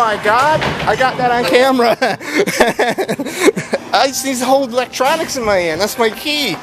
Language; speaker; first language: English; native; English